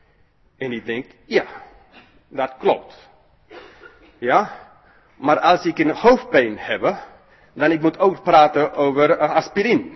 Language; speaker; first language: Dutch; non-native, fluent; English